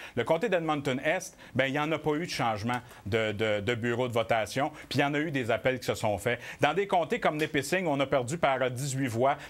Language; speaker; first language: French; native; French